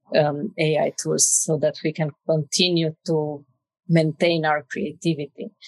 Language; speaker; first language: English; non-native, fluent; Romanian